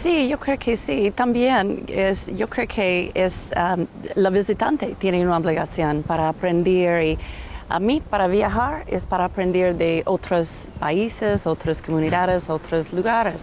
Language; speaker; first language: Spanish; non-native, learner; English